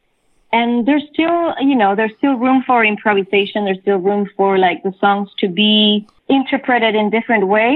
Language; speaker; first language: English; non-native, fluent; Spanish